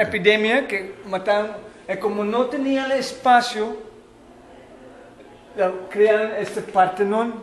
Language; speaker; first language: Spanish; non-native, fluent; Dutch